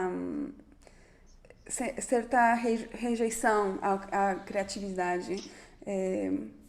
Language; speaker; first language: Portuguese; non-native, fluent; Spanish